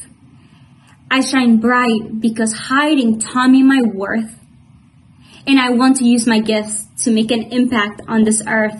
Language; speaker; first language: English; non-native, fluent; Spanish